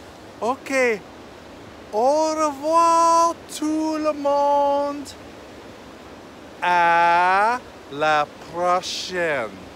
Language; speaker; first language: French; non-native, fluent; English